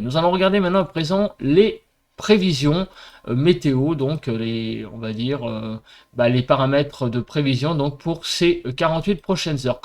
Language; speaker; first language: French; native; French